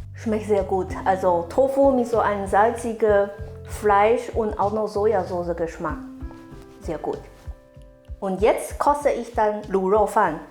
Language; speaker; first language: German; non-native, fluent; Chinese